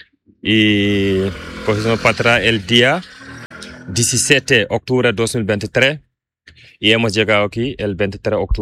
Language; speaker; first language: Spanish; non-native, learner; Fula